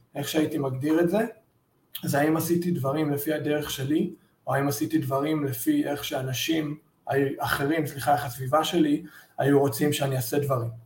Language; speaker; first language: Hebrew; early bilingual, heritage; Hebrew